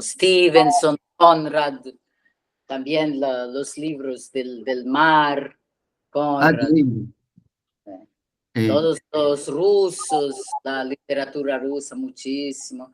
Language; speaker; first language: Spanish; non-native, learner; Italian